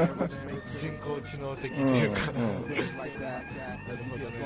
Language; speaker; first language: Japanese; native; Japanese